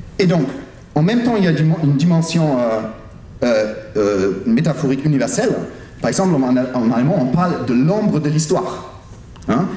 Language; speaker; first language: French; non-native, fluent; German